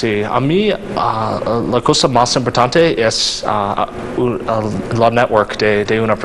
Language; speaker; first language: Spanish; non-native, learner; English